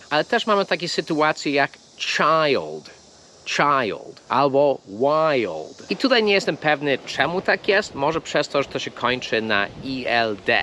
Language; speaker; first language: Polish; non-native, fluent; English